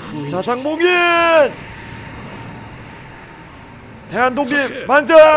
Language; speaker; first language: Korean; native; Korean